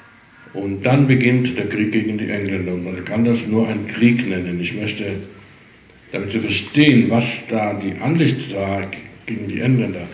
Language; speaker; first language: German; early bilingual, heritage; German